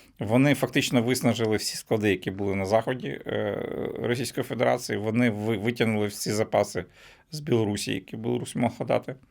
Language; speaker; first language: Ukrainian; native; Ukrainian